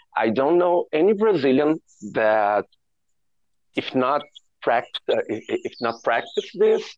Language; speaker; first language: English; non-native, fluent; Portuguese